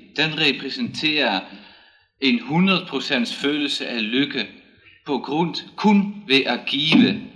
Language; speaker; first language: Danish; non-native, fluent; Dutch